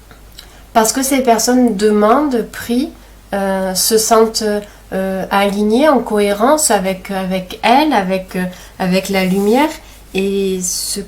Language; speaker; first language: French; native; French